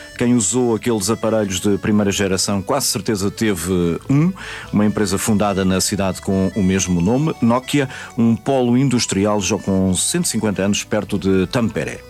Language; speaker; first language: Portuguese; native; Portuguese